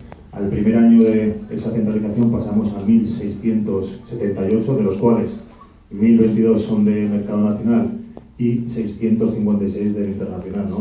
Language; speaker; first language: Spanish; native; Spanish